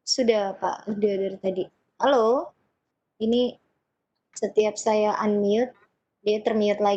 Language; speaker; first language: Indonesian; native; Indonesian